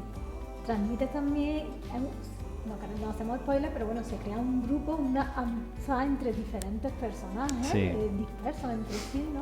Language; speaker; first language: Spanish; native; Spanish